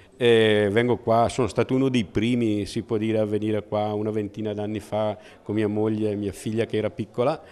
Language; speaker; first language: Italian; native; Italian